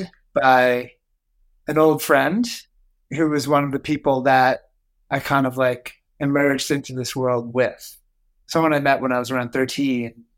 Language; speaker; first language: English; native; English